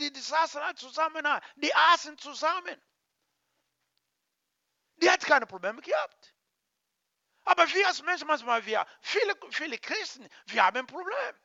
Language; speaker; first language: German; non-native, learner; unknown